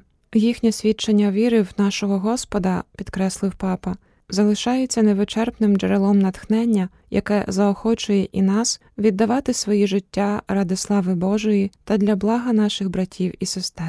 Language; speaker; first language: Ukrainian; native; Ukrainian